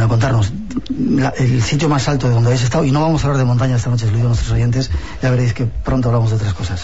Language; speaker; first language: Spanish; native; Spanish